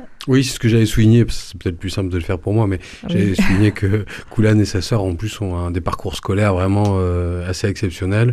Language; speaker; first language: French; native; French